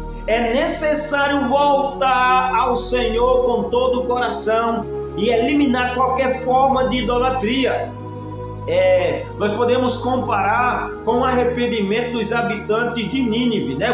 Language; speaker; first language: Portuguese; native; Portuguese